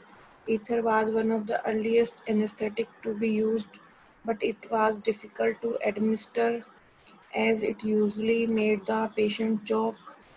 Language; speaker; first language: English; non-native, local second language; Hindi